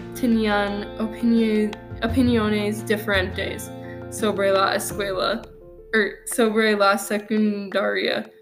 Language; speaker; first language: Spanish; non-native, learner; English